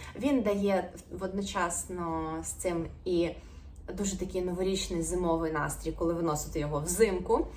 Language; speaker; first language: Ukrainian; non-native, local second language; Russian